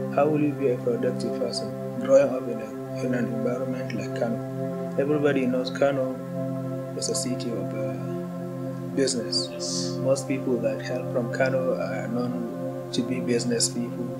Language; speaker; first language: English; non-native, local second language; Hausa